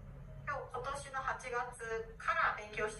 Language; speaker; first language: Japanese; non-native, learner; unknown